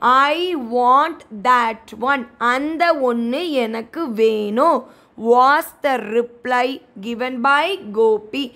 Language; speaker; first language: English; non-native, local second language; Tamil